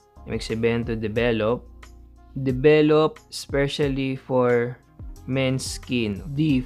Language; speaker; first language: English; non-native, local second language; Filipino